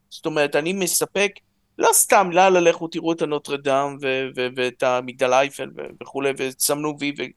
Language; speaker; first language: Hebrew; early bilingual, other home language; Russian